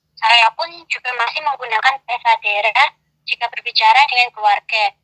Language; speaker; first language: Indonesian; non-native, local second language; Javanese